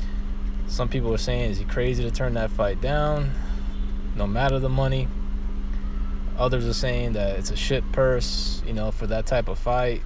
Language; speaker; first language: English; native; English